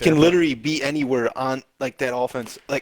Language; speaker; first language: English; native; English